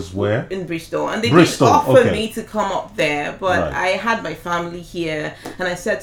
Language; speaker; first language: English; non-native, local second language; Yoruba